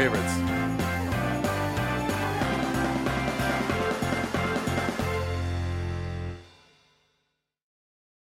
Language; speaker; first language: English; native; English